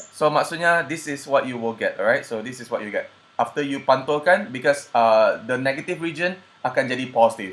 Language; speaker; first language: English; non-native, local second language; Chinese